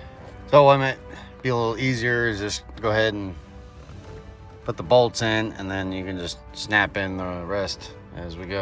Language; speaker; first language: English; native; English